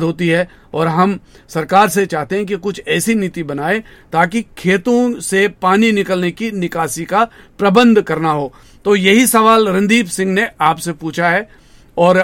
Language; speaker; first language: Hindi; native; Hindi